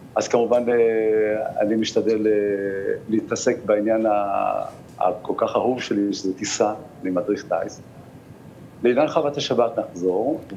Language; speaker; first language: Hebrew; native; Hebrew